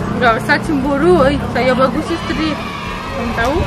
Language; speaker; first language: Indonesian; non-native, learner; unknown